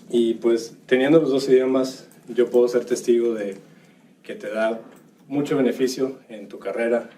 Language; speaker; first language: Spanish; early bilingual, heritage; Spanish